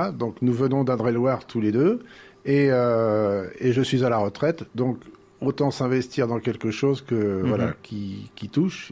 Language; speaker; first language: French; native; French